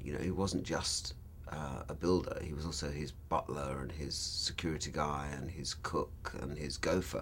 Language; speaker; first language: English; native; English